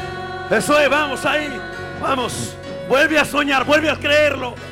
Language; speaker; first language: Spanish; native; Spanish